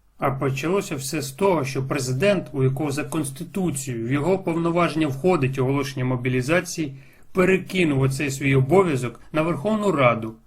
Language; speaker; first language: Ukrainian; non-native, local second language; Russian